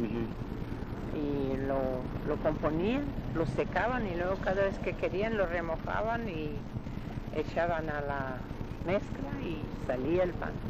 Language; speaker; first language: Spanish; early bilingual, other home language; Russian